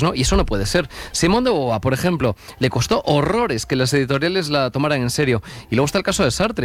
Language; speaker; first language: Spanish; native; Spanish